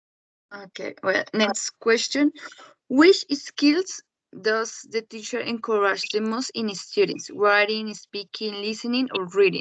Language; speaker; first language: English; non-native, learner; Spanish